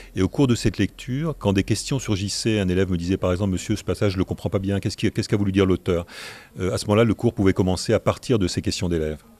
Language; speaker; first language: French; native; French